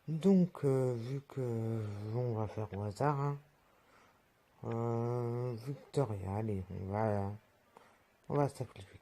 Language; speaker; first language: French; native; French